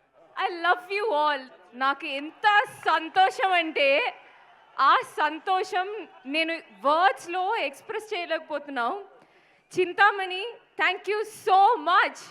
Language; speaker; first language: Telugu; non-native, fluent; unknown